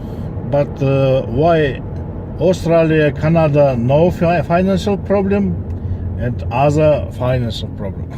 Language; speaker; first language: English; non-native, learner; Kazakh